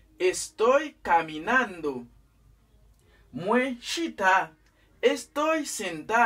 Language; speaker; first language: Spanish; non-native, fluent; Haitian Creole